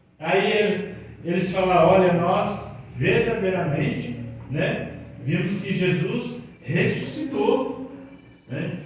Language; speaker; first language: Portuguese; native; Portuguese